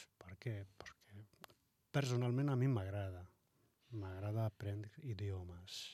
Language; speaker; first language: Catalan; non-native, learner; Arabic